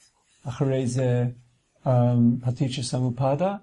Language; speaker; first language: Hebrew; non-native, fluent; English